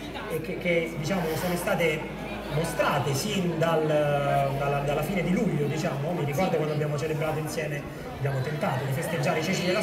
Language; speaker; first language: Italian; native; Italian